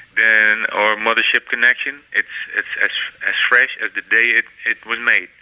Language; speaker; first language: English; non-native, fluent; Dutch